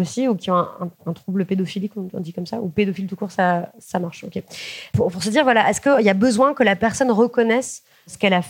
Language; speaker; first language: French; native; French